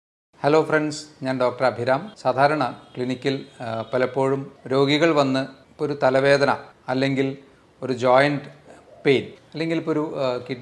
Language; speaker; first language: Malayalam; native; Malayalam